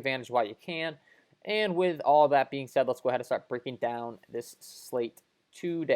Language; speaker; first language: English; native; English